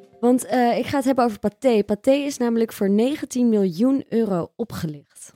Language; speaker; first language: Dutch; native; Dutch